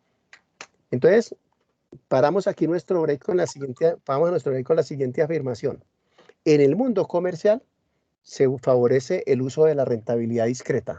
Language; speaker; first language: Spanish; native; Spanish